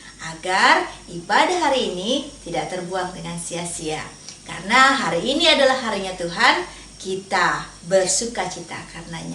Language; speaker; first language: Indonesian; native; Indonesian